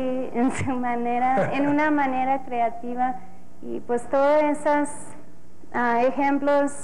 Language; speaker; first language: Spanish; non-native, fluent; English